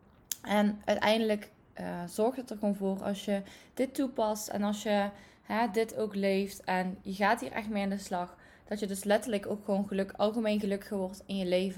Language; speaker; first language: Dutch; native; Dutch